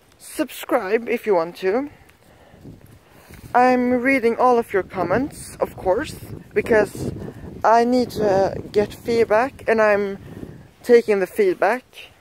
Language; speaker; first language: English; non-native, learner; Swedish